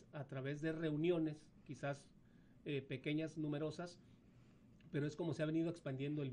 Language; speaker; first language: Spanish; native; Spanish